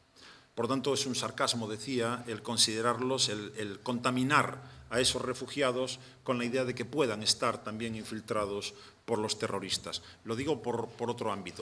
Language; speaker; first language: Spanish; native; Spanish